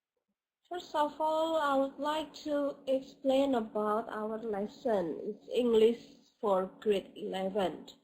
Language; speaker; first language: English; non-native, fluent; Indonesian